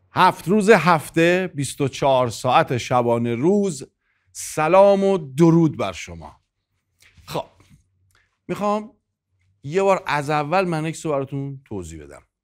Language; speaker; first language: Persian; native; Persian